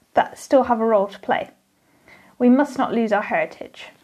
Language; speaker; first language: English; native; English